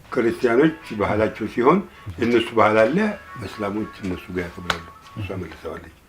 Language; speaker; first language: Amharic; non-native, local second language; Oromo